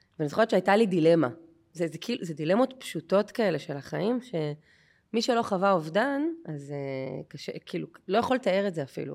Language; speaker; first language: Hebrew; native; Hebrew